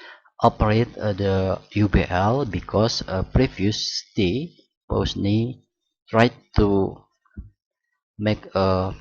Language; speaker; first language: English; non-native, learner; Indonesian